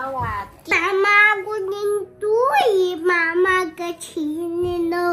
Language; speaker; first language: Indonesian; early bilingual, heritage; Indonesian